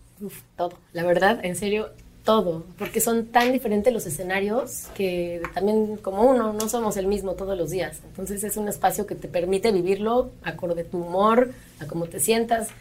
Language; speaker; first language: Spanish; native; Spanish